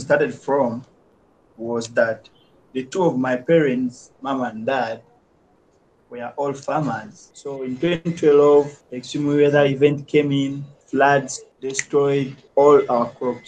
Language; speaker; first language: English; non-native, local second language; Ganda